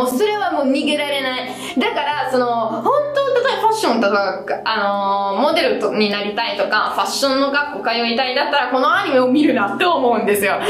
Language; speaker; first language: Japanese; non-native, fluent; Italian